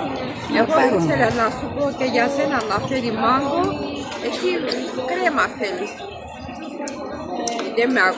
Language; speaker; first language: Greek; non-native, learner; Armenian